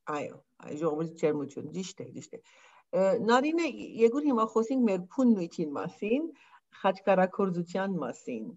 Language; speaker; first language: Armenian; early bilingual, heritage; Armenian